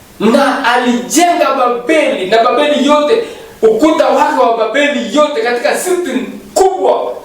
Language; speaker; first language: Swahili; non-native, local second language; Kalenjin